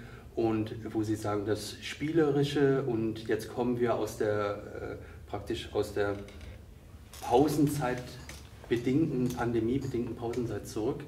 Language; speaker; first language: German; native; German